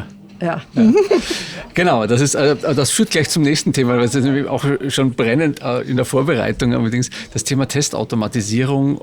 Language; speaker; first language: German; native; German